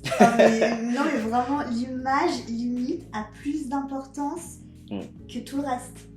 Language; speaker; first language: French; non-native, local second language; Malagasy